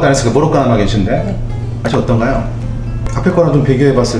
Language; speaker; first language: Korean; native; Korean